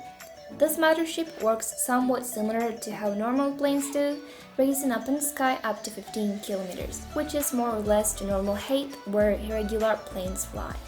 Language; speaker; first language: English; non-native, fluent; Spanish